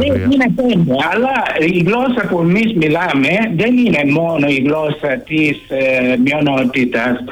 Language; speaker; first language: Greek; non-native, fluent; Italian